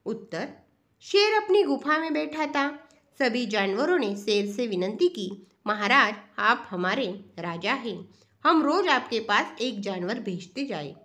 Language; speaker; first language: Hindi; non-native, local second language; Marathi